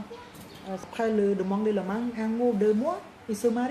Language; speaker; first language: French; non-native, fluent; Khmer